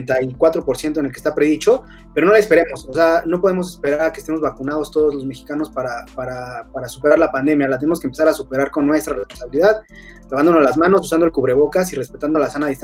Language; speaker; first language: Spanish; native; Spanish